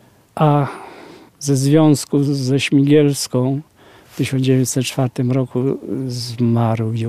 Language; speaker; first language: Polish; native; Polish